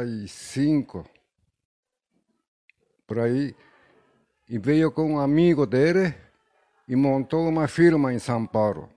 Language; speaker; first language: Portuguese; non-native, learner; Japanese